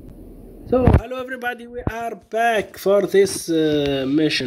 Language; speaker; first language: English; non-native, learner; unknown